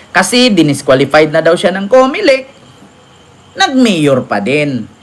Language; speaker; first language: Filipino; native; Filipino